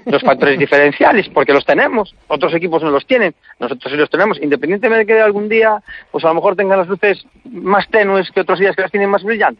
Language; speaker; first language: Spanish; native; Spanish